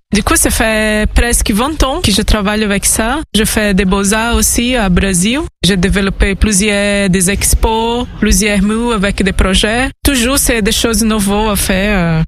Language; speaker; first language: French; non-native, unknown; Portuguese